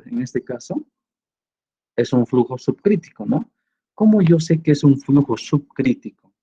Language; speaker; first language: Spanish; native; Spanish